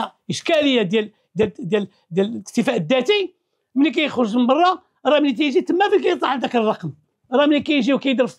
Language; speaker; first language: Arabic; native; Arabic